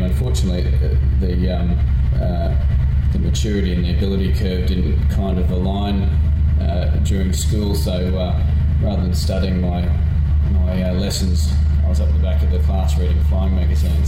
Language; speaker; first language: English; native; English